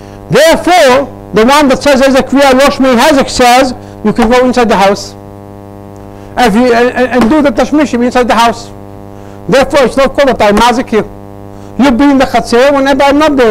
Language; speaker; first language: English; non-native, learner; Hebrew